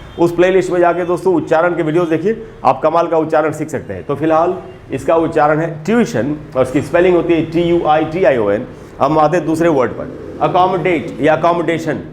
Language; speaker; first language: Hindi; native; Hindi